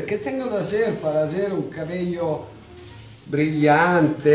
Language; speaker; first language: Spanish; non-native, learner; Italian